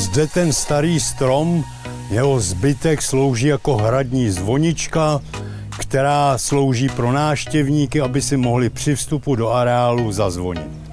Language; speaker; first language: Czech; native; Czech